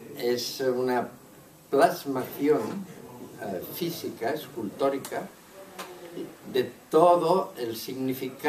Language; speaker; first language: Spanish; non-native, local second language; Catalan